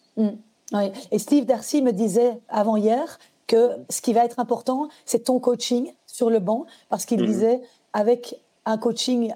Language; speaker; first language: French; native; French